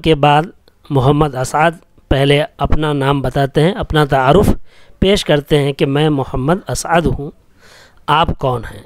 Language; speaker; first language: Urdu; native; Urdu